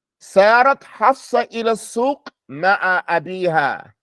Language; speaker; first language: Arabic; non-native, fluent; English